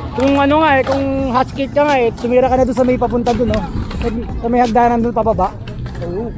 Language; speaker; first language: Filipino; native; Filipino